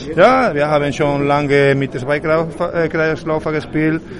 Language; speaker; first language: German; non-native, learner; Spanish